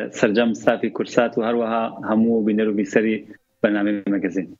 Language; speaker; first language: Central Kurdish; non-native, local second language; Gurani